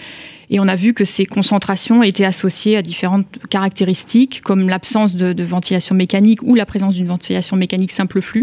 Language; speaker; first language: French; native; French